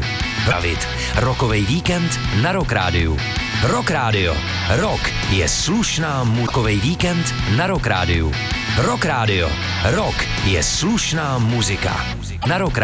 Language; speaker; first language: Czech; native; Czech